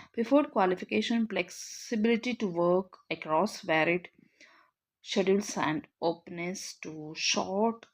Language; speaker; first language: English; non-native, local second language; Kannada